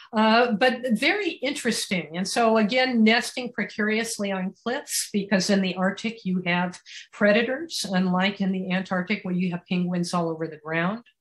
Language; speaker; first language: English; native; English